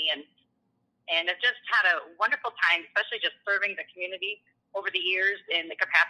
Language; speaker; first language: English; native; English